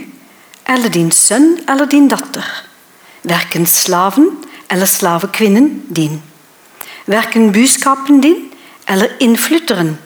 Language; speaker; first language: Norwegian; non-native, fluent; English